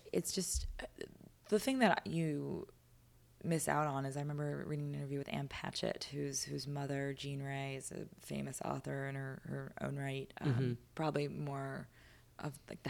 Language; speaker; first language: English; native; English